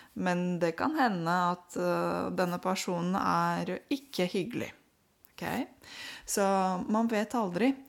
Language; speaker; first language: Norwegian; non-native, fluent; Romanian